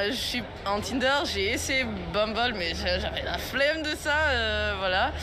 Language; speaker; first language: French; non-native, fluent; Spanish